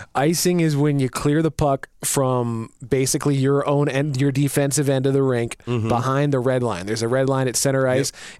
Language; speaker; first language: English; native; English